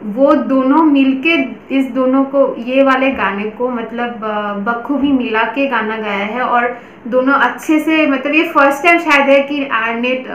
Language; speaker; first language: Hindi; non-native, local second language; Bangla